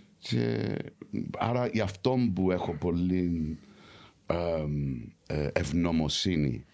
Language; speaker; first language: Greek; early bilingual, heritage; Greek